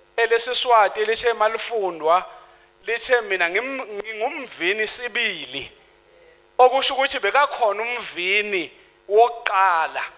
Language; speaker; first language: Zulu; native; Zulu